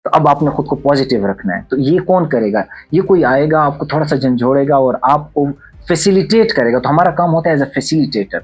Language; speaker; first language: Urdu; non-native, local second language; Pashto